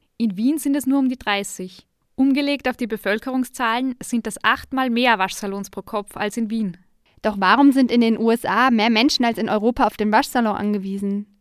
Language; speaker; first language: German; native; German